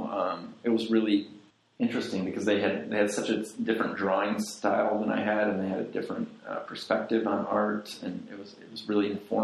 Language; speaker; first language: English; native; English